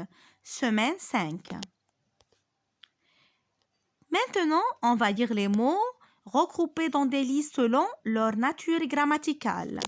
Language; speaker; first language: French; non-native, local second language; Arabic